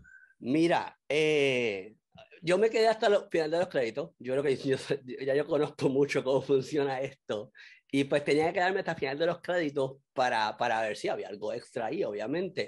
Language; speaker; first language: Spanish; native; Spanish